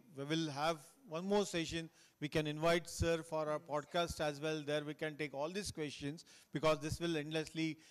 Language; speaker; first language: English; non-native, local second language; Marathi